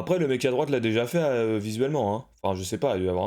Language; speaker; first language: French; native; French